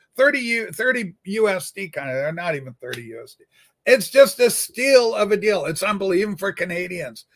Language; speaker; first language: English; native; English